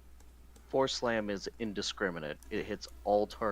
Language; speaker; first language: English; native; English